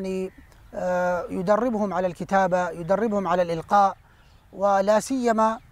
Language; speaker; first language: Arabic; non-native, fluent; Urdu